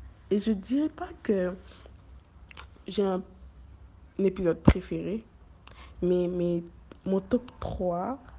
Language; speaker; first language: French; non-native, local second language; Wolof